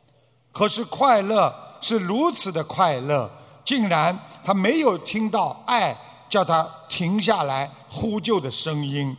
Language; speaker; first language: Chinese; native; Chinese